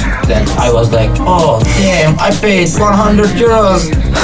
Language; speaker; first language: English; non-native, learner; Turkish